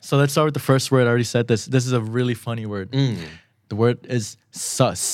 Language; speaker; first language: English; early bilingual, other home language; Thai